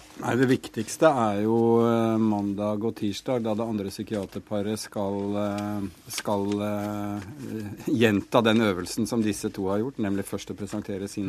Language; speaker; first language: Norwegian; native; Norwegian